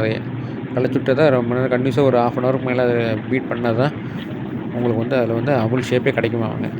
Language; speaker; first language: Tamil; native; Tamil